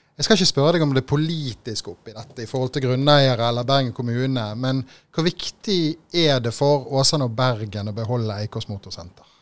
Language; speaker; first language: Norwegian; native; Norwegian